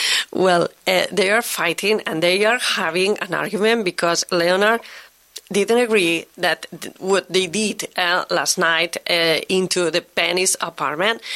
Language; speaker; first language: English; non-native, fluent; Catalan